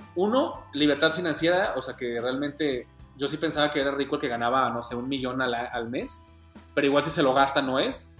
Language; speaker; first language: Spanish; native; Spanish